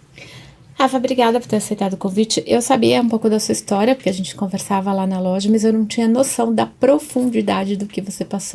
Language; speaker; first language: Portuguese; native; Portuguese